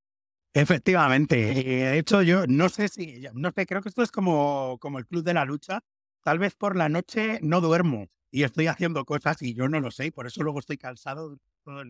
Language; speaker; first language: Spanish; native; Spanish